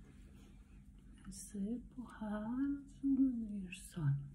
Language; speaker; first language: Norwegian; non-native, learner; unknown